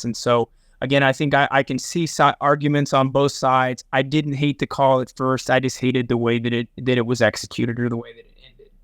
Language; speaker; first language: English; native; English